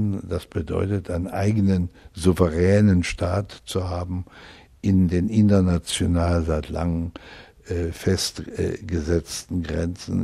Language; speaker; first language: German; native; German